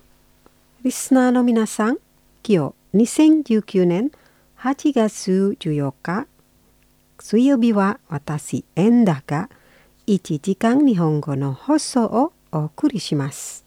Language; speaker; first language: Japanese; non-native, fluent; Indonesian